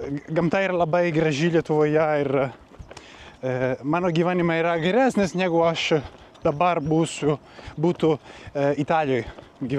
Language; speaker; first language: Lithuanian; non-native, learner; Italian